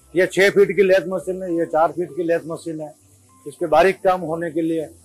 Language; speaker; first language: Hindi; non-native, local second language; Gujarati